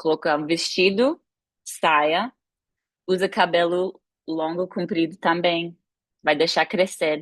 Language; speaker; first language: Portuguese; non-native, fluent; English